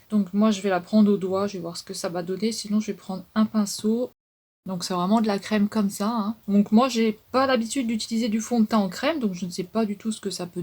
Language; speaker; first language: French; native; French